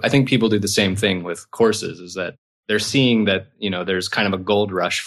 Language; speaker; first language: English; native; English